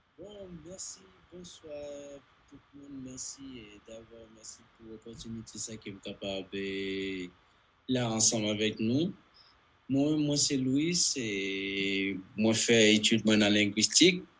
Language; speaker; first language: Haitian Creole; non-native, fluent; Spanish